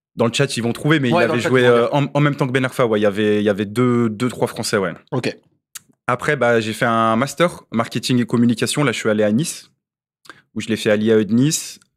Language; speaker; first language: French; native; French